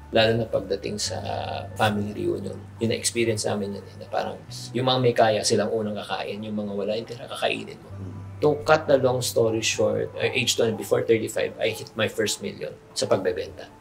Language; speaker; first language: Filipino; native; Filipino